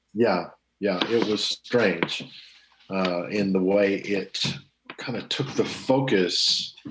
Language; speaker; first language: English; native; English